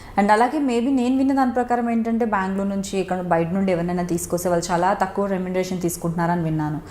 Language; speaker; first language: Telugu; native; Telugu